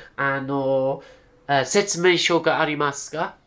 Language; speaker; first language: Japanese; non-native, learner; English